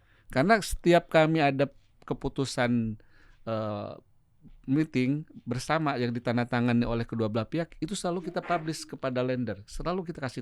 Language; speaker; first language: Indonesian; native; Indonesian